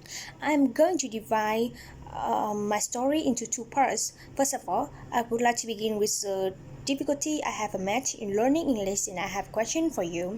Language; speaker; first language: English; non-native, learner; Vietnamese